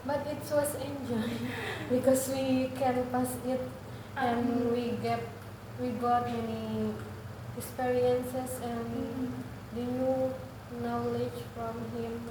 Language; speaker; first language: English; non-native, learner; Indonesian